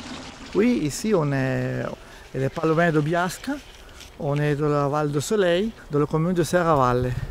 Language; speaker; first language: French; non-native, local second language; Italian